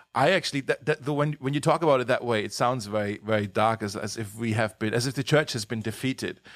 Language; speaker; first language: English; non-native, fluent; German